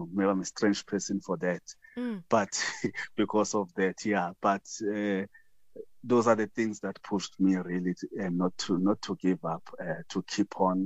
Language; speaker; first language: English; non-native, local second language; Zulu